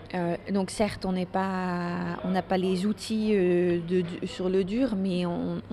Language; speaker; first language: French; non-native, fluent; Dutch